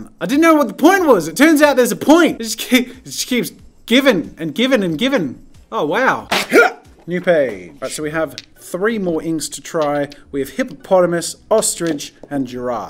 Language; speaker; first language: English; native; English